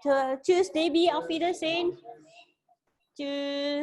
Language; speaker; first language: German; non-native, fluent; Indonesian